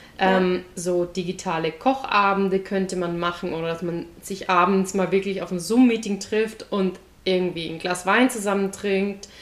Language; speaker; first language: German; native; German